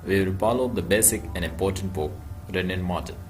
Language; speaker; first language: English; non-native, local second language; Urdu